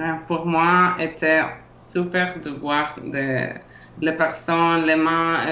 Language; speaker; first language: French; non-native, learner; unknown